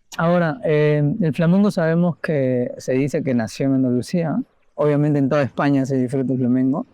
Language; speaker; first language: Spanish; native; Spanish